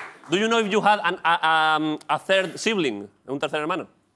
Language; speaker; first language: English; non-native, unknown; Spanish